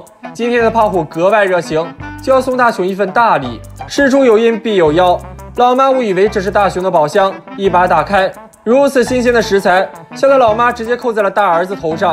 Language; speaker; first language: Chinese; native; Chinese